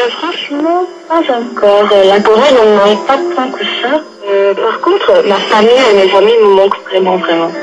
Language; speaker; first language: French; non-native, learner; Korean